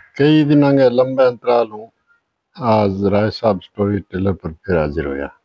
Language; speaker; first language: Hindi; native; Hindi